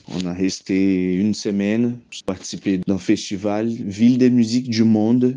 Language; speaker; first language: French; non-native, fluent; Portuguese